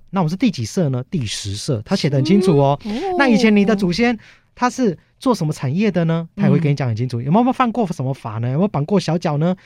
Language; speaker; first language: Chinese; native; Chinese